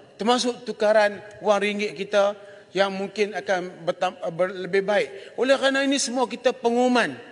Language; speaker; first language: Malay; native; Malay